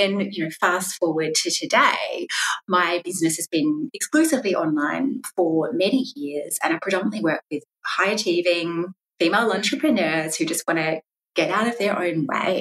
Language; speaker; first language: English; native; English